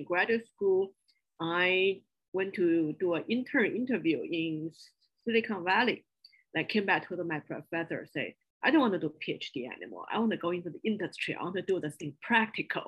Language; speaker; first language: English; non-native, fluent; Chinese